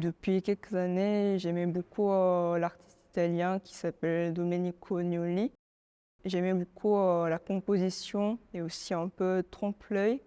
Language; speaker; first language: French; non-native, fluent; Korean